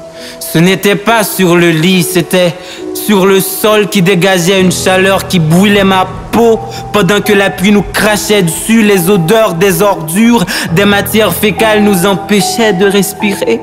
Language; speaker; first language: French; non-native, local second language; Haitian Creole